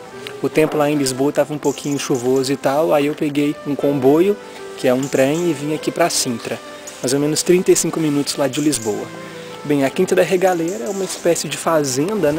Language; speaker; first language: Portuguese; native; Portuguese